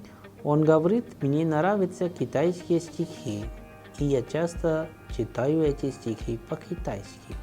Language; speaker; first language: Russian; non-native, fluent; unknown